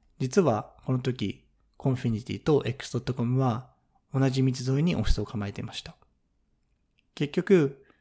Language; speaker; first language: Japanese; native; Japanese